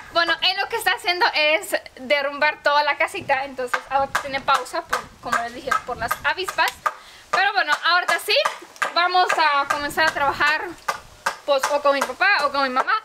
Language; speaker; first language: Spanish; non-native, fluent; Romanian